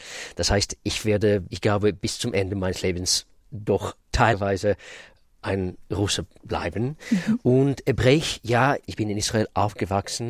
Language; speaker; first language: German; non-native, fluent; Russian